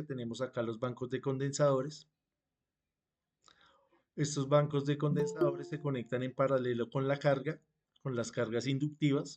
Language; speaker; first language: Spanish; native; Spanish